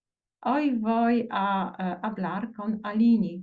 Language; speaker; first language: Spanish; non-native, fluent; Portuguese